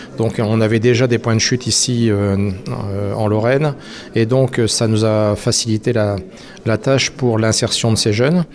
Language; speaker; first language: French; native; French